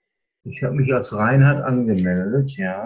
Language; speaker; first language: German; native; German